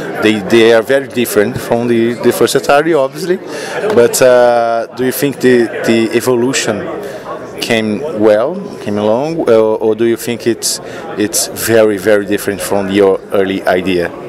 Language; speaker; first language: English; non-native, fluent; Portuguese